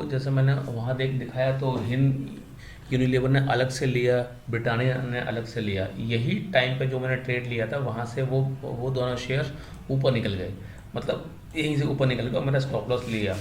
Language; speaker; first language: Hindi; native; Hindi